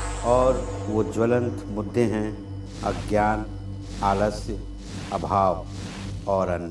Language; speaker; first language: Hindi; native; Hindi